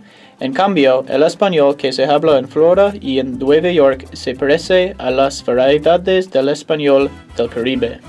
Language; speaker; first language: Spanish; non-native, learner; English